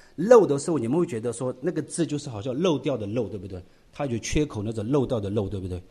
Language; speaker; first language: Chinese; non-native, local second language; Tibetan